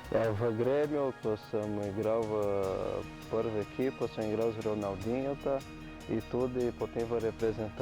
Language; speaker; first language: Slovenian; non-native, learner; Portuguese